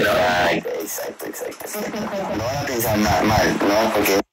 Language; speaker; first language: Spanish; non-native, fluent; English